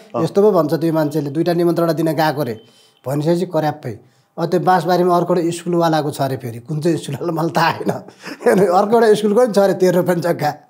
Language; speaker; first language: Nepali; native; Nepali